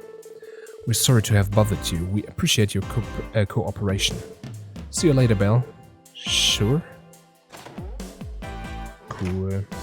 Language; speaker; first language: English; non-native, fluent; German